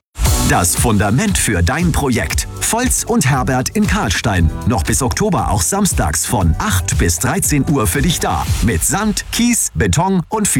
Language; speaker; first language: German; native; German